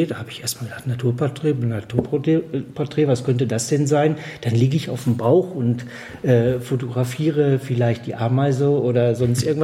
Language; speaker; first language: German; native; German